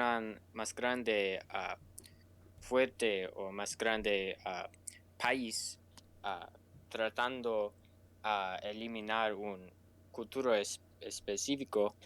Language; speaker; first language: Spanish; non-native, learner; English